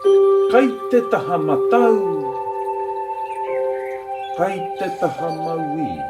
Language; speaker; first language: Māori; non-native, local second language; English